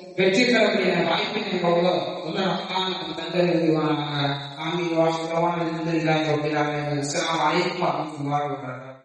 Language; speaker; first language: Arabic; non-native, learner; Tamil